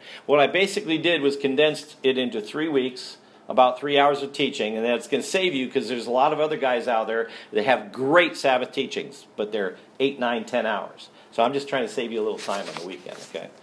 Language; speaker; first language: English; native; English